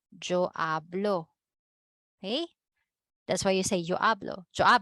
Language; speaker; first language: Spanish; non-native, fluent; Filipino